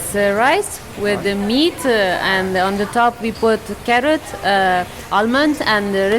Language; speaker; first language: English; non-native, fluent; Persian